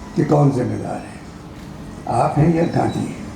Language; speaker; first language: Urdu; native; Urdu